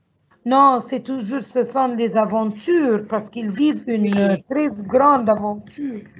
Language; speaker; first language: French; non-native, learner; Arabic